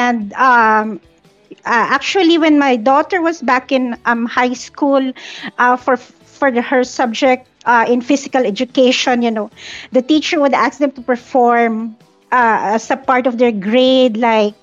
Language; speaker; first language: English; non-native, local second language; Filipino